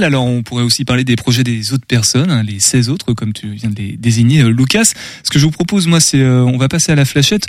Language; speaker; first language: French; native; French